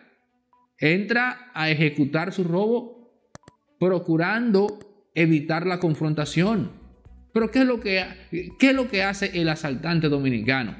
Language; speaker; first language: Spanish; native; Spanish